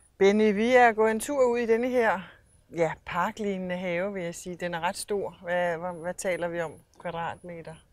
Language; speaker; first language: Danish; native; Danish